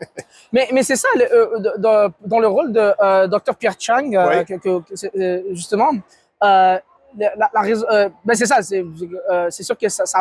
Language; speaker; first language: French; native; French